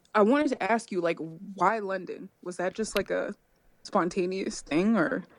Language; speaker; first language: English; native; English